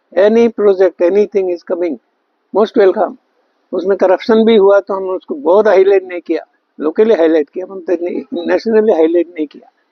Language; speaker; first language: Hindi; non-native, local second language; Bangla